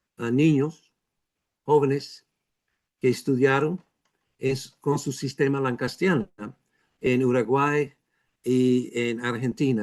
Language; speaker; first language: Spanish; non-native, fluent; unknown